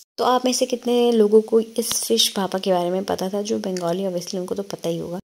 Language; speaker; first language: Hindi; non-native, local second language; Bangla